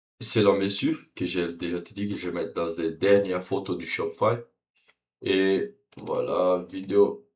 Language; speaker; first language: French; non-native, learner; Portuguese